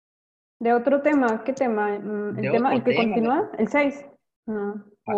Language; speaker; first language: Spanish; native; Spanish